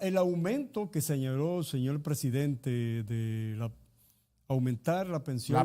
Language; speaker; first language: Spanish; native; Spanish